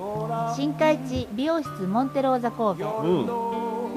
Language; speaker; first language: Japanese; native; Japanese